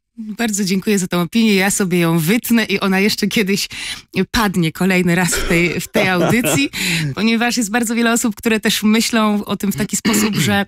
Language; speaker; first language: Polish; native; Polish